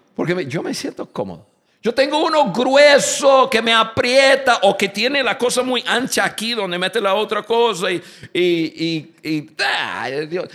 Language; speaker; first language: Spanish; non-native, fluent; English